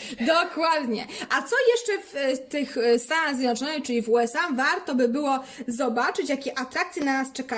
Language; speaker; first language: Polish; native; Polish